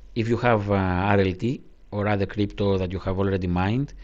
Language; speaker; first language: English; non-native, learner; Greek